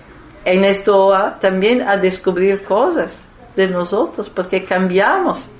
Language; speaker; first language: Spanish; non-native, fluent; Italian